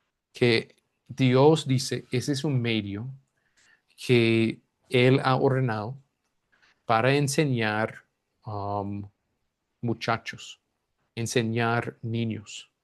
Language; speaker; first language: Spanish; non-native, fluent; English